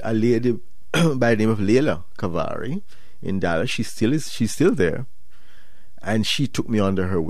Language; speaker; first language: English; non-native, local second language; Jamaican Creole English